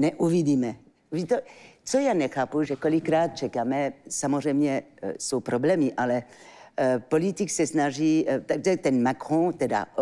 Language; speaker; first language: Czech; non-native, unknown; French